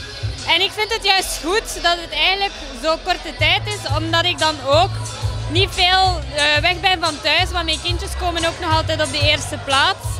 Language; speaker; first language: Dutch; native; Dutch